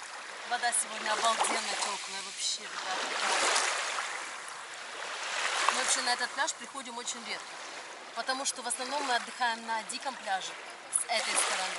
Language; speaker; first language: Russian; native; Russian